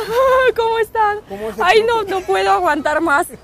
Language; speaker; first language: Spanish; non-native, fluent; Russian